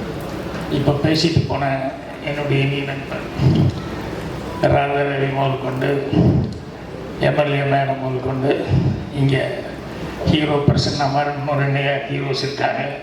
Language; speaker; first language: Tamil; native; Tamil